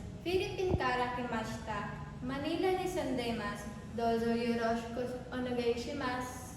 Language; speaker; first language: Japanese; non-native, learner; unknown